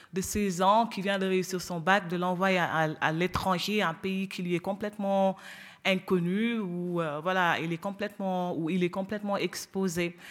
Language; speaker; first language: French; non-native, local second language; Wolof